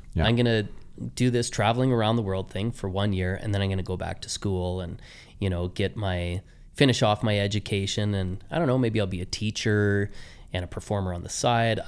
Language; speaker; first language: English; native; English